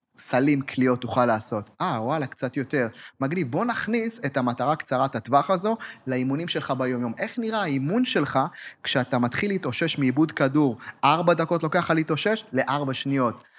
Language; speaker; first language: Hebrew; native; Hebrew